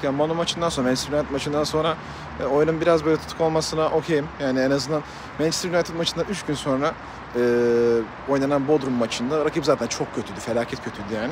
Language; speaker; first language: Turkish; native; Turkish